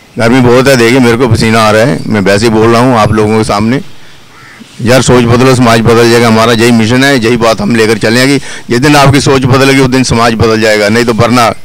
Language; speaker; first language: Hindi; native; Hindi